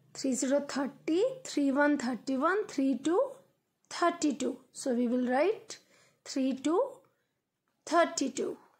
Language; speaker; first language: English; non-native, local second language; Hindi